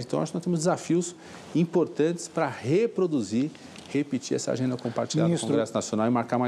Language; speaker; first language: Portuguese; native; Portuguese